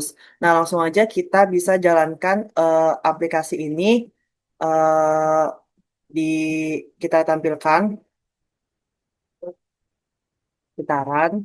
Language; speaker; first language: Indonesian; native; Indonesian